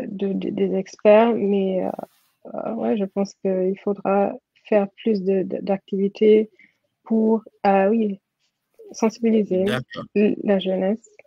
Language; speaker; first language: French; non-native, fluent; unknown